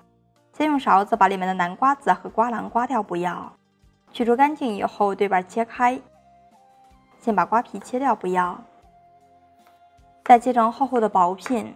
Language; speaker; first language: Chinese; native; Chinese